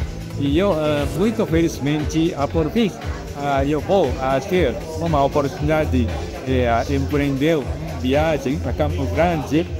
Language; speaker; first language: Portuguese; non-native, fluent; Japanese